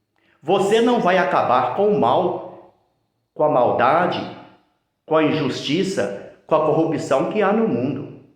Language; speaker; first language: Portuguese; native; Portuguese